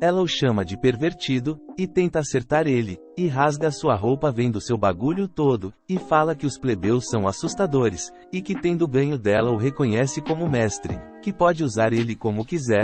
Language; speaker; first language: Portuguese; native; Portuguese